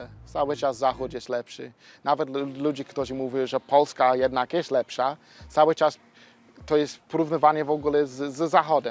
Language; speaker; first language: Polish; non-native, fluent; English